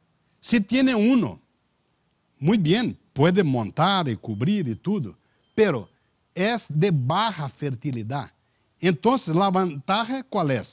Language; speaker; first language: Spanish; non-native, learner; Portuguese